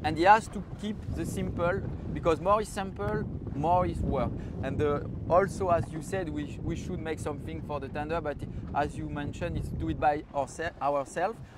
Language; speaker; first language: English; non-native, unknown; French